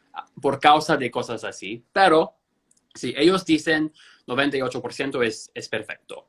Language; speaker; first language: Spanish; non-native, fluent; English